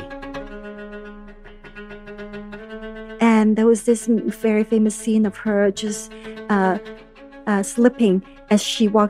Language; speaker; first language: English; non-native, local second language; Cantonese